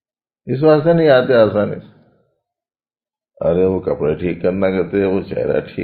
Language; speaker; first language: Urdu; native; Urdu